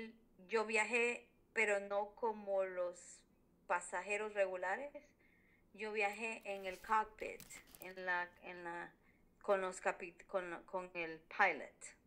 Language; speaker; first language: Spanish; early bilingual, heritage; Spanish